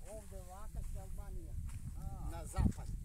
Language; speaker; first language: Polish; non-native, learner; Macedonian